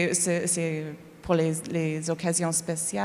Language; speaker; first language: French; non-native, learner; English